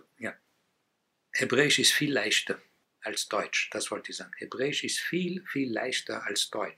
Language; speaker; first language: German; non-native, fluent; Hebrew